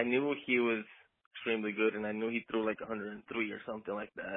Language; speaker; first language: English; native; English